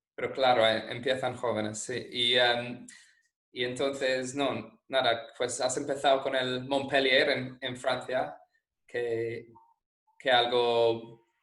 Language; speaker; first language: Spanish; non-native, fluent; English